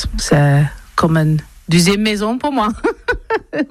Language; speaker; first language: French; non-native, learner; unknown